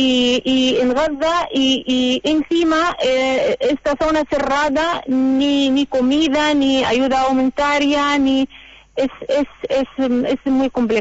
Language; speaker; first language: Spanish; non-native, learner; Arabic